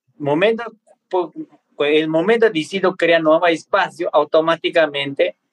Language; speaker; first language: Spanish; non-native, fluent; Tibetan